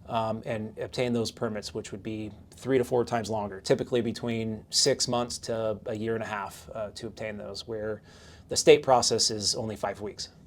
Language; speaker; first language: English; native; English